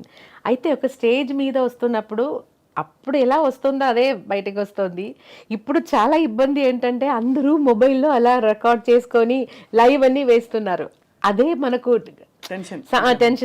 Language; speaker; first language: Telugu; non-native, local second language; Malayalam